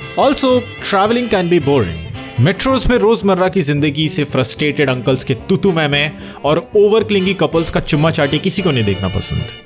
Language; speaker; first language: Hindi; non-native, local second language; Bangla